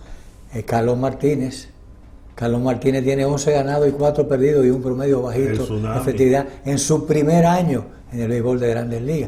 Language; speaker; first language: Spanish; native; Spanish